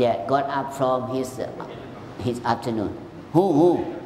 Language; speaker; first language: English; non-native, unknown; Thai